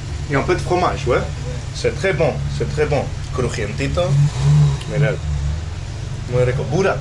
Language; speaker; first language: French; non-native, learner; Spanish